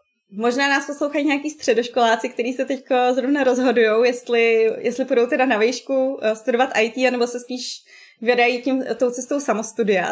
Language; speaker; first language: Czech; native; Czech